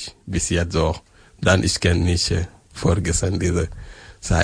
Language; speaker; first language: German; non-native, learner; French